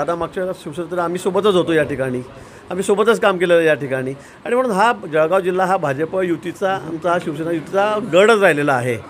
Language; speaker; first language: Marathi; native; Marathi